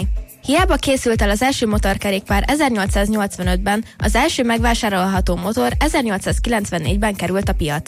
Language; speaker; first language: Hungarian; native; Hungarian